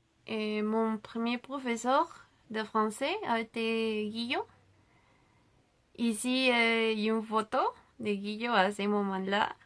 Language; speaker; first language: French; non-native, learner; Spanish